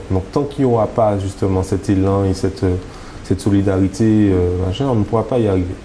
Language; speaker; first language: French; native; French